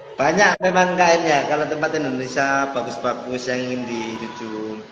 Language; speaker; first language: Indonesian; native; Indonesian